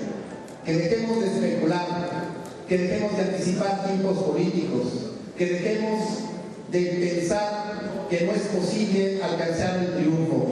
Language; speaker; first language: Spanish; native; Spanish